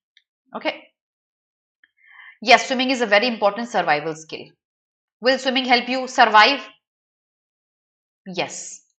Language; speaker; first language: English; non-native, local second language; Hindi